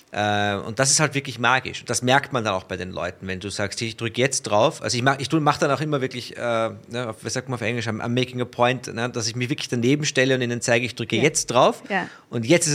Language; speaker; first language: German; native; German